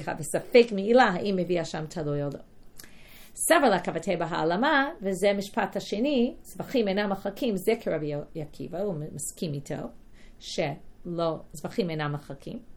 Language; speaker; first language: Hebrew; non-native, fluent; English